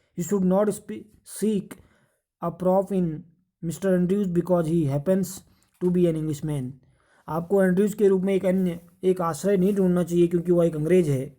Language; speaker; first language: Hindi; native; Hindi